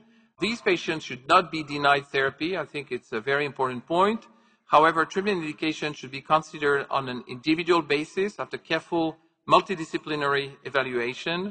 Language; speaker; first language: English; non-native, fluent; French